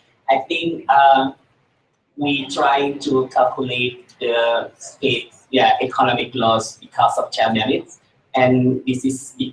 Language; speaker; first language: English; non-native, learner; Indonesian